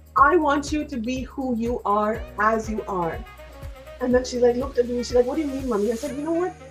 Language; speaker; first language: English; non-native, local second language; Hindi